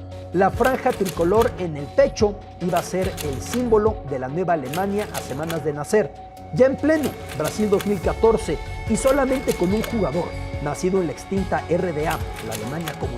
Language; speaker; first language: Spanish; native; Spanish